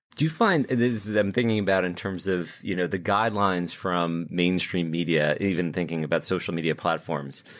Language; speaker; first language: English; native; English